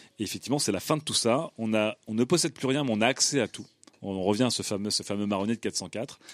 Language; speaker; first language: French; native; French